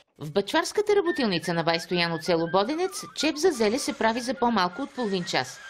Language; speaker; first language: Bulgarian; native; Bulgarian